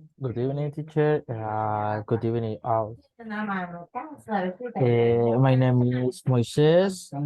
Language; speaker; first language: English; non-native, learner; Spanish